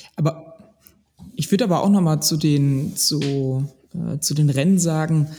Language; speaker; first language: German; native; German